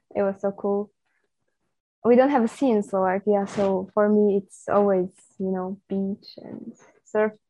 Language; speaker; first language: English; non-native, fluent; Slovak